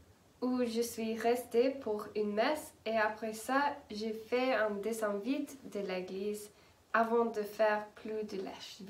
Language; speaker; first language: French; non-native, learner; English